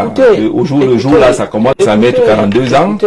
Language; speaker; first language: French; native; French